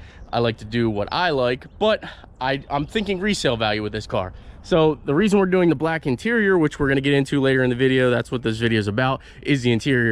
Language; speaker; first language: English; native; English